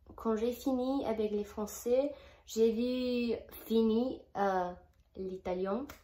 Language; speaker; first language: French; non-native, learner; Spanish